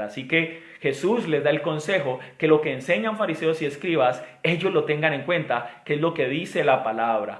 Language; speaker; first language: Spanish; native; Spanish